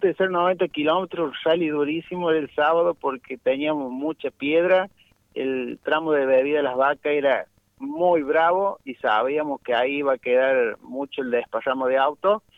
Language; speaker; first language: Spanish; native; Spanish